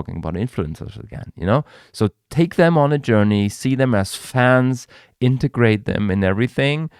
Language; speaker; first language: English; non-native, fluent; German